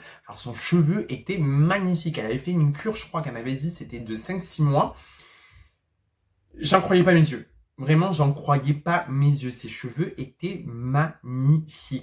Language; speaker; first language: French; native; French